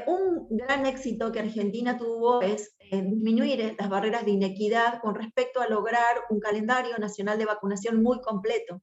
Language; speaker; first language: Spanish; native; Spanish